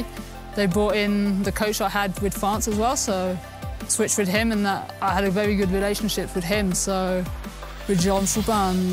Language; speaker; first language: English; early bilingual, heritage; English